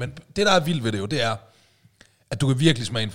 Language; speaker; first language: Danish; native; Danish